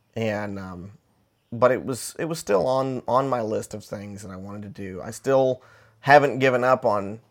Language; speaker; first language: English; native; English